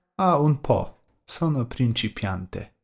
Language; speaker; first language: Italian; non-native, learner; Polish